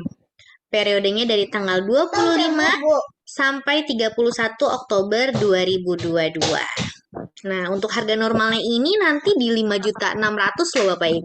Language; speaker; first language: Indonesian; native; Indonesian